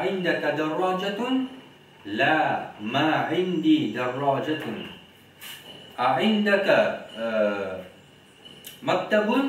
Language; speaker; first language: Arabic; non-native, fluent; Morisyen